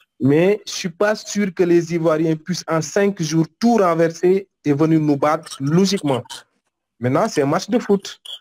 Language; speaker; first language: French; non-native, local second language; Wolof